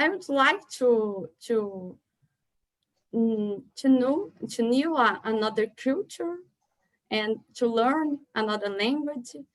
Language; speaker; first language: English; non-native, learner; Portuguese